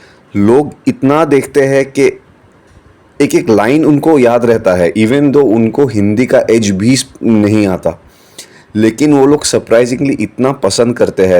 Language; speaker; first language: Hindi; non-native, local second language; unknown